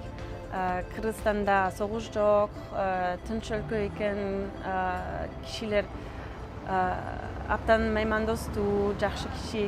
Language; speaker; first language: Kyrgyz; non-native, learner; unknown